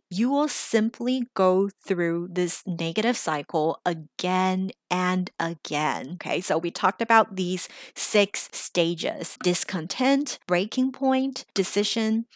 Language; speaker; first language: English; early bilingual, other home language; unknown